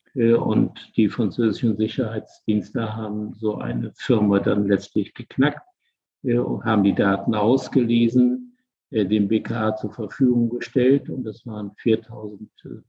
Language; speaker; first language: German; native; German